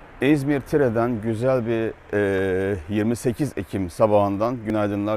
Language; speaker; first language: Turkish; native; Turkish